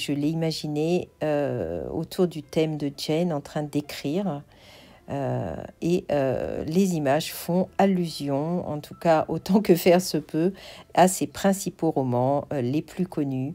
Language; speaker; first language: French; native; French